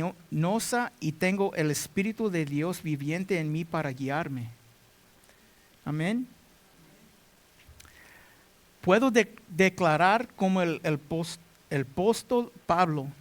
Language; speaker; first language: Spanish; non-native, learner; English